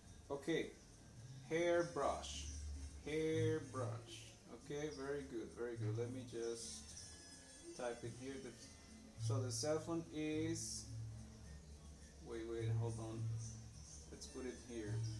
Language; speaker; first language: English; non-native, fluent; Spanish